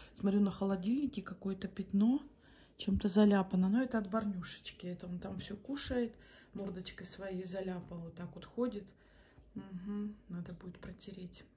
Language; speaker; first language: Russian; native; Russian